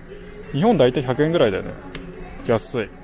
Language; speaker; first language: Japanese; native; Japanese